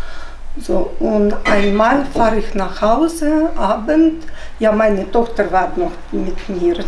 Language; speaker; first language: German; non-native, fluent; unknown